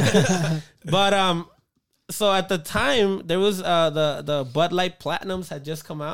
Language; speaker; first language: English; early bilingual, other home language; Spanish